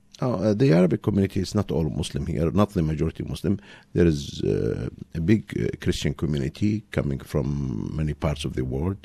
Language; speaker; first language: English; non-native, fluent; Arabic